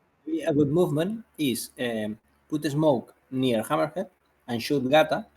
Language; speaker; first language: English; non-native, learner; Spanish